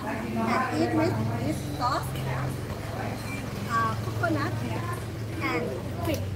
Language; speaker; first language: English; non-native, learner; Thai